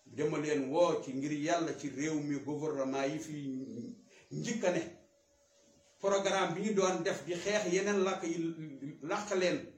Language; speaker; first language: Wolof; non-native, local second language; Fula